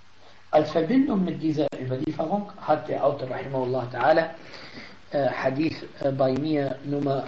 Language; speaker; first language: German; non-native, fluent; Arabic